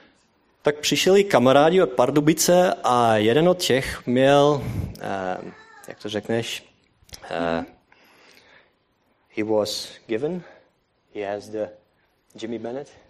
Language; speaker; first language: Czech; non-native, learner; Dutch